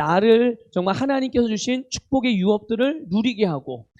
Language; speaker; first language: Korean; native; Korean